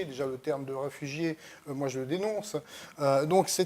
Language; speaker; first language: French; native; French